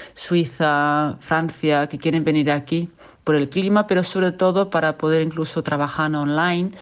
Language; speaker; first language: Spanish; non-native, fluent; Danish